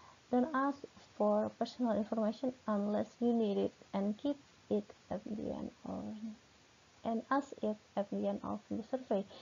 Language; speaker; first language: English; non-native, fluent; Indonesian